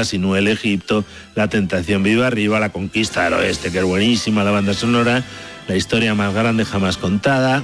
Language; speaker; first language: Spanish; native; Spanish